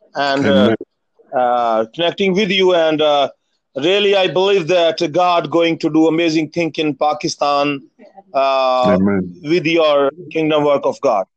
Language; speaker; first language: English; non-native, local second language; Punjabi